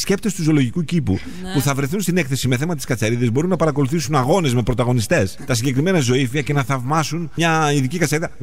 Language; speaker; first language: Greek; native; Greek